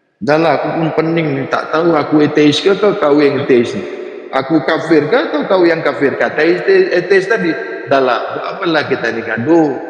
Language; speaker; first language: Malay; native; Malay